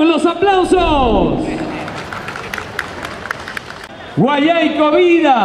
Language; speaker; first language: Spanish; native; Spanish